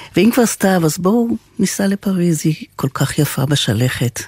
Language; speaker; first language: Hebrew; native; Hebrew